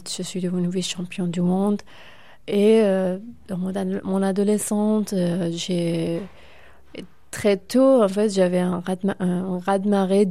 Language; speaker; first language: French; non-native, fluent; Persian